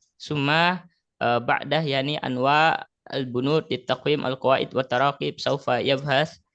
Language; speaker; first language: Arabic; non-native, fluent; Indonesian